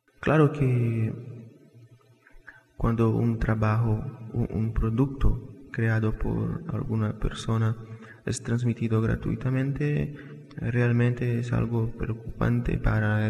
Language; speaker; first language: Spanish; non-native, fluent; Portuguese